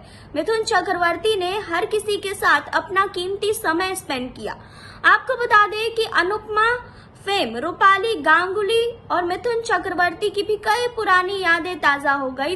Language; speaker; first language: Hindi; native; Hindi